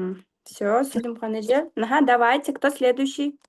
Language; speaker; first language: Russian; non-native, local second language; Kyrgyz